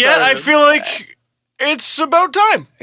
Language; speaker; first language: English; native; English